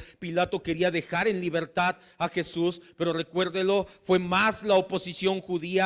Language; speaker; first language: Spanish; native; Spanish